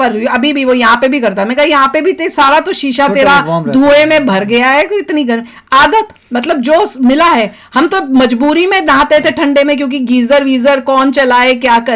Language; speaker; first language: Hindi; native; Hindi